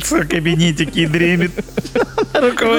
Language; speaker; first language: Russian; native; Russian